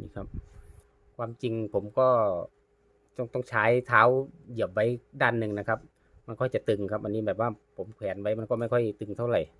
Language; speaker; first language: Thai; native; Thai